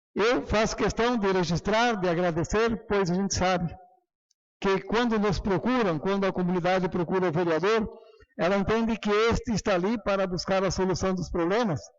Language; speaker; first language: Portuguese; native; Portuguese